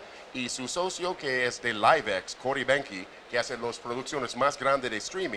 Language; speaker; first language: Spanish; non-native, fluent; English